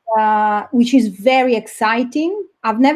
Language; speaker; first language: English; non-native, fluent; Italian